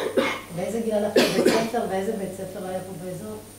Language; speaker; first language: Hebrew; native; Hebrew